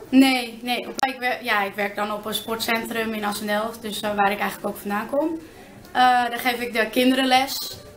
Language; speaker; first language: Dutch; early bilingual, other home language; Arabic